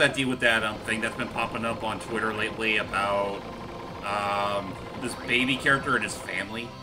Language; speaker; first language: English; native; English